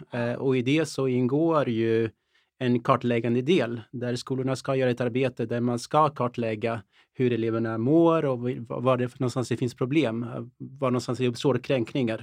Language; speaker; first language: Swedish; early bilingual, other home language; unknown